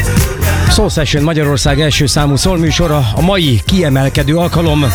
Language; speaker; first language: Hungarian; native; Hungarian